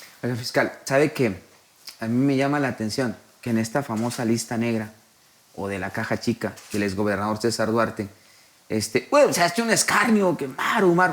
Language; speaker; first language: Spanish; native; Spanish